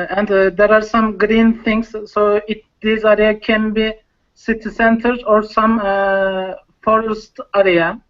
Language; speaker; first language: English; non-native, learner; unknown